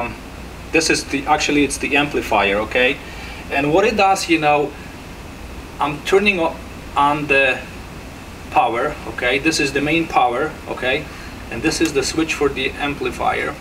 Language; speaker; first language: English; non-native, fluent; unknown